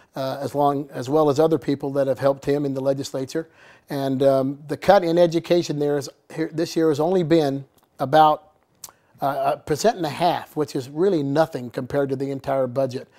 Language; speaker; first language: English; native; English